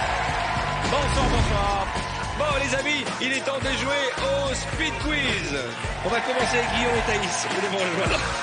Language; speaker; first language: French; native; French